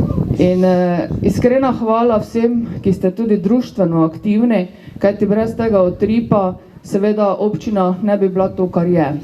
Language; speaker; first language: Slovenian; native; Slovenian